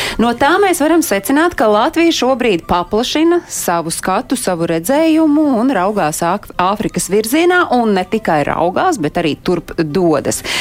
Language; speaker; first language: Latvian; native; Latvian